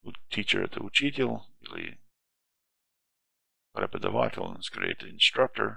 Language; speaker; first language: Russian; non-native, fluent; English